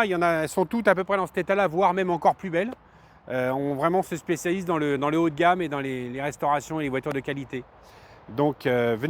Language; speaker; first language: French; native; French